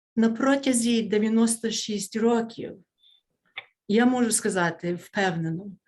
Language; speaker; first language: Ukrainian; early bilingual, heritage; Ukrainian